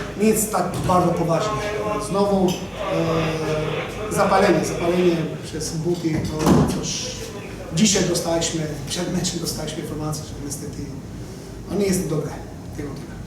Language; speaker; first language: Polish; non-native, fluent; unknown